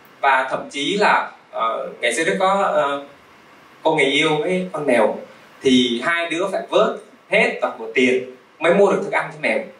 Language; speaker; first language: Vietnamese; early bilingual, other home language; Russian